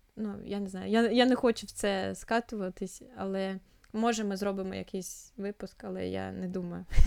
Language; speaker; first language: Ukrainian; non-native, local second language; Russian